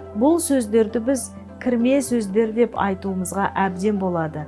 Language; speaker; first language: Kazakh; native; Kazakh